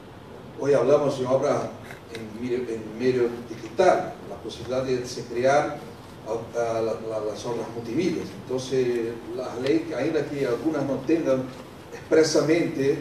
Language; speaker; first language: Spanish; non-native, fluent; Portuguese